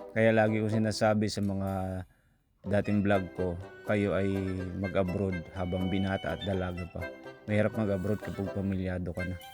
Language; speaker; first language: Filipino; native; Filipino